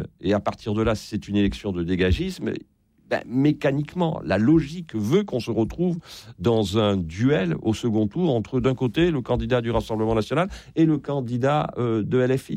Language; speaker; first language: French; native; French